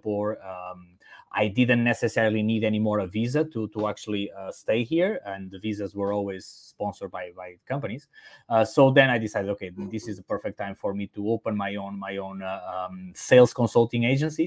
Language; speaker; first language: English; non-native, fluent; Portuguese